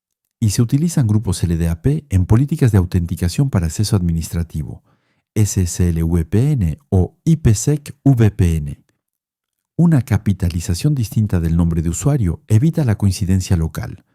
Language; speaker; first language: Spanish; non-native, fluent; French